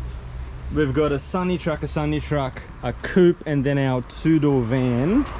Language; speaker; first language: English; native; English